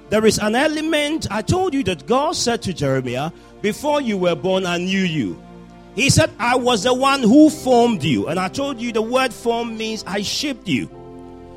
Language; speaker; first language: English; non-native, local second language; Akan